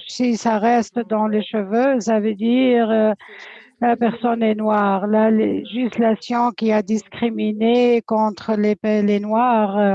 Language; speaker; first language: French; non-native, fluent; English